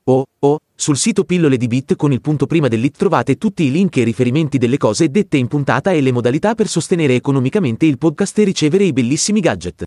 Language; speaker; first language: Italian; native; Italian